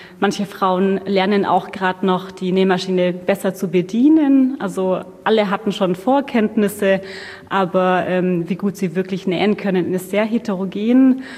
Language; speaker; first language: German; native; German